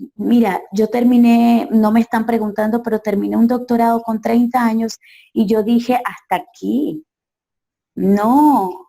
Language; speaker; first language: Spanish; native; Spanish